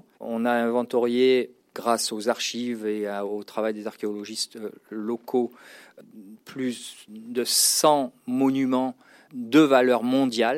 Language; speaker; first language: French; native; French